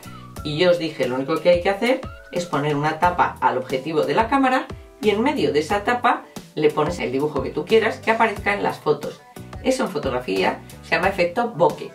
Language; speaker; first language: Spanish; native; Spanish